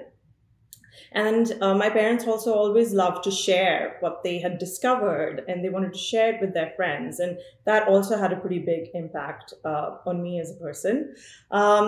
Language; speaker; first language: English; non-native, local second language; Punjabi